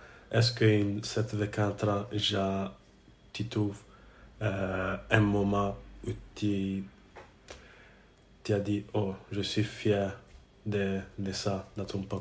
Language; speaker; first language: French; non-native, learner; English